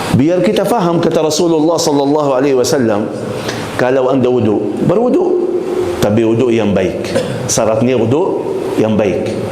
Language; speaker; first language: Malay; non-native, fluent; Arabic